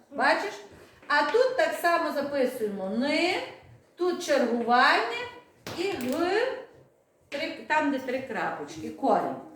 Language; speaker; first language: Ukrainian; native; Ukrainian